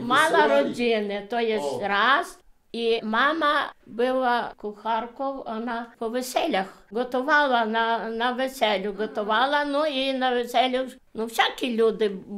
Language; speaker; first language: Polish; early bilingual, heritage; Polish